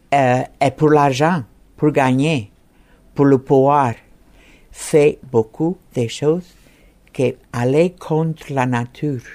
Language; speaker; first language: French; non-native, learner; English